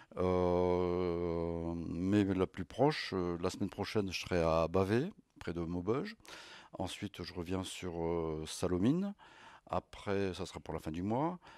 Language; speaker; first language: French; native; French